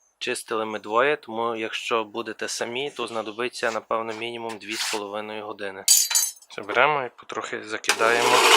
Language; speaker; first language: Ukrainian; native; Ukrainian